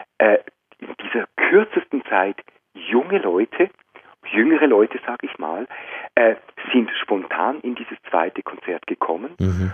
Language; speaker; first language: German; native; German